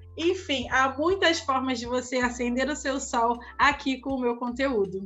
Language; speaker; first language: Portuguese; native; Portuguese